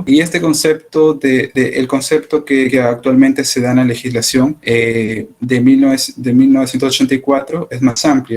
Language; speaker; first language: Spanish; native; Spanish